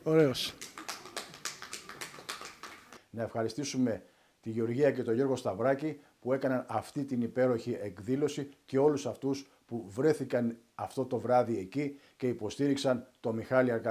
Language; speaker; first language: Greek; native; Greek